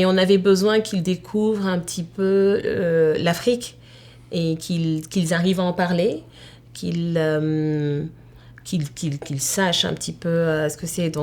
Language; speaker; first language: French; native; French